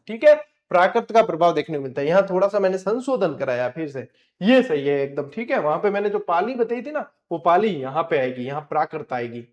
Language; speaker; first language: Hindi; native; Hindi